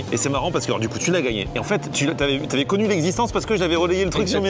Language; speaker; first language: French; native; French